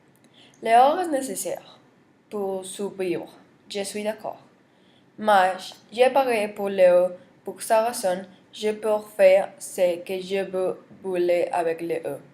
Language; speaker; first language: French; non-native, learner; Spanish